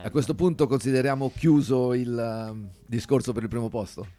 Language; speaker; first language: Italian; native; Italian